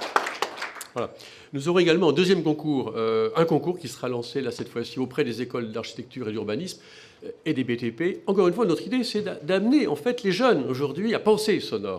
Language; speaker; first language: French; native; French